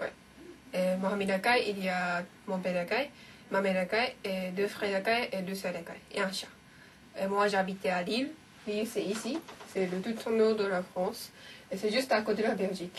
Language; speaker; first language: French; non-native, learner; Japanese